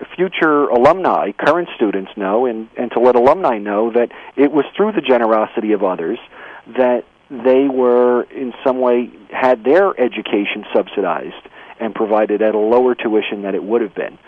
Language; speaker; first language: English; native; English